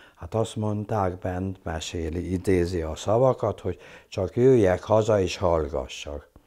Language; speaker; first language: Hungarian; non-native, local second language; German